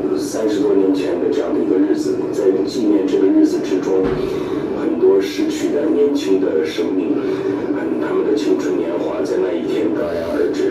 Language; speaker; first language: Chinese; native; Chinese